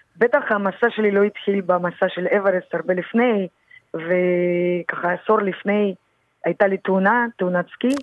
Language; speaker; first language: Hebrew; early bilingual, other home language; Russian